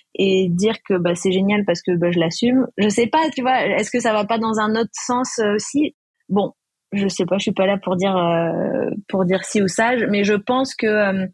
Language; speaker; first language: French; native; French